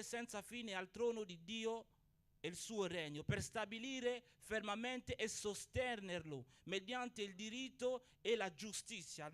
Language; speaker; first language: Italian; non-native, fluent; Portuguese